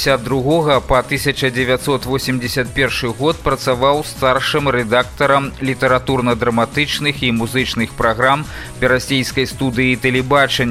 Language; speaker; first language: Belarusian; native; Belarusian